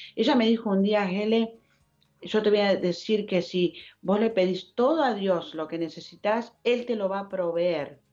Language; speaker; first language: Spanish; native; Spanish